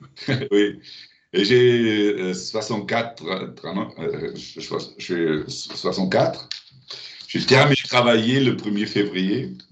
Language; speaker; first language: French; non-native, learner; German